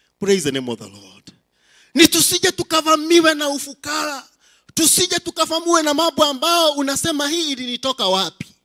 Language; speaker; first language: Swahili; non-native, local second language; Kikuyu